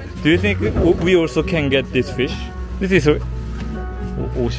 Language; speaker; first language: English; non-native, learner; Korean